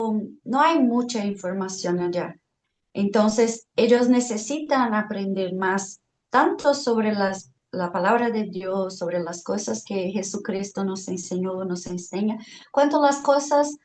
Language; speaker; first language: Spanish; non-native, fluent; Portuguese